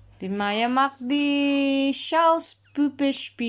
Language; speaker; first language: German; non-native, learner; Cebuano